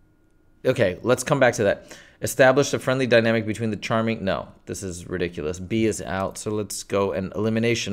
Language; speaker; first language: English; native; English